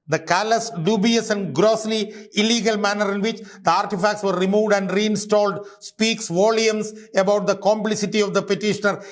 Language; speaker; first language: English; non-native, local second language; Malayalam